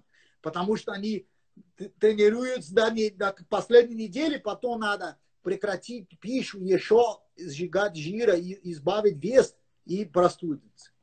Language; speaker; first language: Russian; non-native, learner; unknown